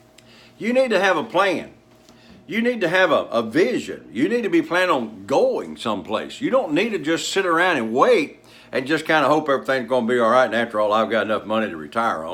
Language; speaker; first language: English; native; English